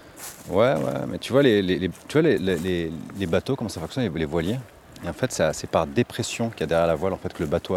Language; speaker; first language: French; native; French